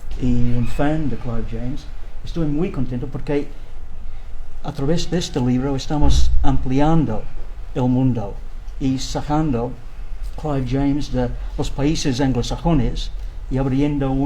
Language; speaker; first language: Spanish; non-native, learner; English